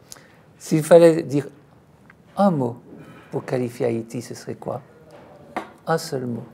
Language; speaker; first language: French; native; French